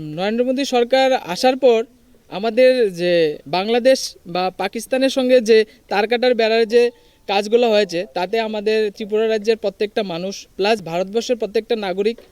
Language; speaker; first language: Bangla; native; Bangla